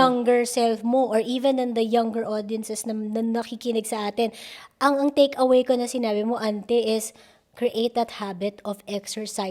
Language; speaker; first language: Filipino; native; Filipino